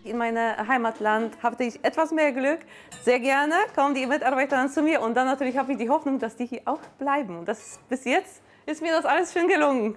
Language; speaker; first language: German; non-native, fluent; Polish